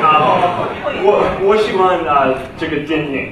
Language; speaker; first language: Chinese; non-native, learner; English